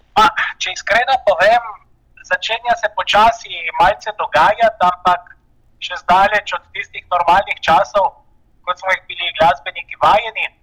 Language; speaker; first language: Slovenian; native; Slovenian